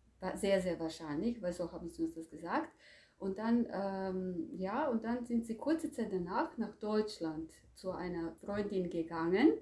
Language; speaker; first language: German; non-native, fluent; Croatian